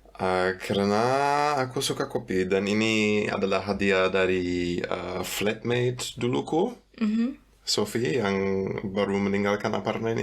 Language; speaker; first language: Indonesian; non-native, fluent; German